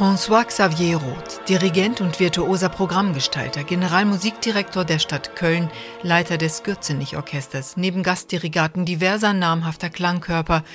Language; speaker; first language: German; native; German